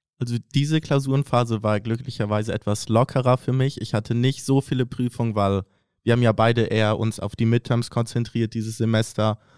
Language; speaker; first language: German; native; German